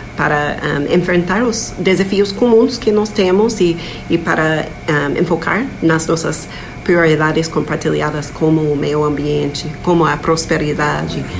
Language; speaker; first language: Portuguese; non-native, fluent; English